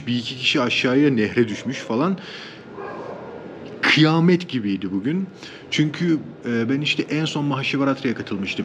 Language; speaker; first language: Turkish; native; Turkish